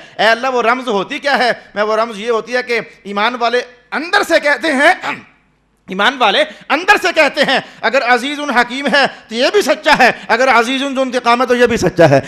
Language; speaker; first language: Urdu; non-native, local second language; Punjabi